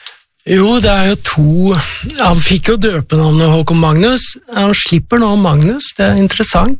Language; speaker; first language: Norwegian; native; Norwegian